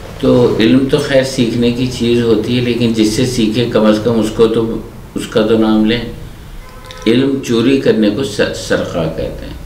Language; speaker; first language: Urdu; native; Urdu